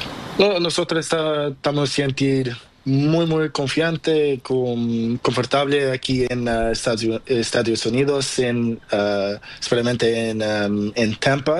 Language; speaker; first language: Spanish; non-native, learner; Portuguese